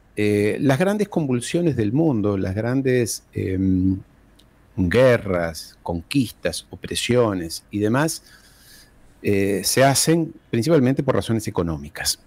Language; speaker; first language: Spanish; early bilingual, heritage; Spanish